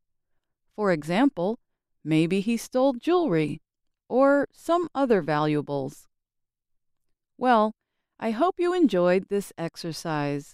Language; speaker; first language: English; native; English